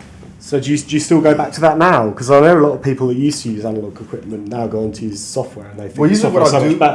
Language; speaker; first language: English; native; English